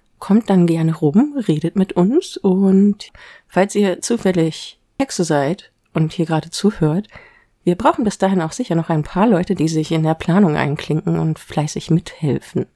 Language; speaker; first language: German; native; German